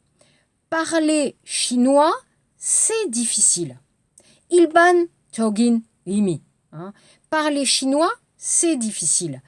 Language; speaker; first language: French; native; French